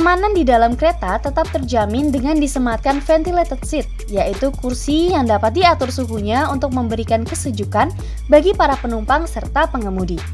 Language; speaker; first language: Indonesian; native; Indonesian